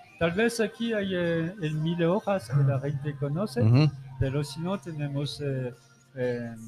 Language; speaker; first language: Spanish; non-native, learner; French